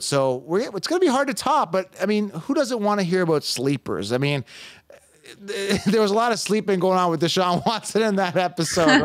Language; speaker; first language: English; native; English